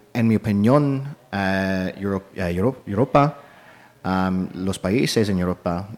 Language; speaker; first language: Spanish; non-native, learner; English